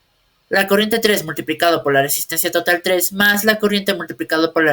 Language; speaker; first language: Spanish; native; Spanish